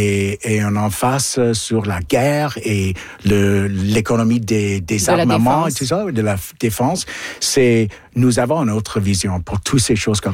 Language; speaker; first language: French; non-native, local second language; English